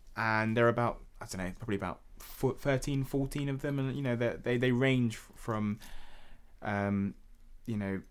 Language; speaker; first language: English; native; English